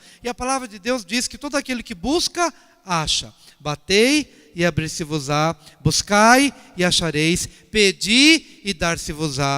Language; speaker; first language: Portuguese; native; Portuguese